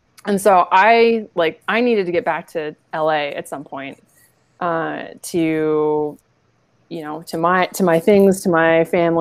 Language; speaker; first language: English; native; English